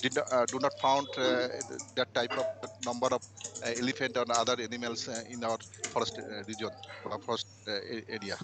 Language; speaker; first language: English; non-native, learner; Bangla